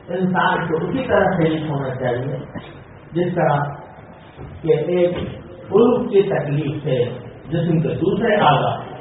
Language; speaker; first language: Urdu; native; Urdu